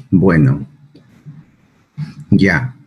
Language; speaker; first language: Spanish; native; Spanish